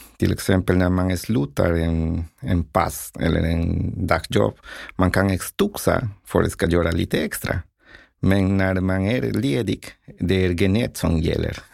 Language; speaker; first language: Swedish; non-native, learner; Spanish